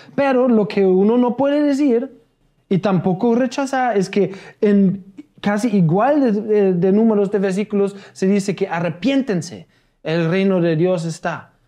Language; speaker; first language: Spanish; non-native, fluent; German